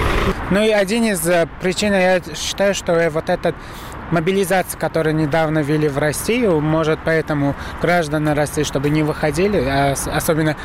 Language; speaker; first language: Russian; non-native, fluent; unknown